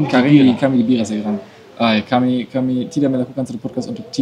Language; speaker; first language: Indonesian; non-native, learner; German